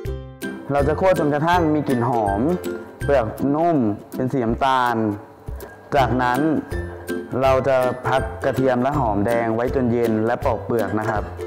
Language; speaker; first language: Thai; native; Thai